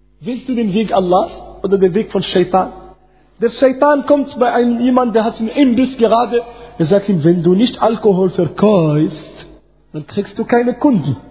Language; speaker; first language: German; non-native, fluent; Arabic